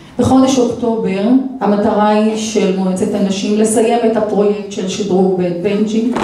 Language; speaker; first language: Hebrew; native; Hebrew